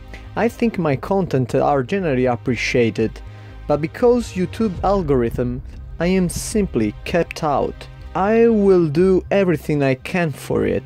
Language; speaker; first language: English; non-native, fluent; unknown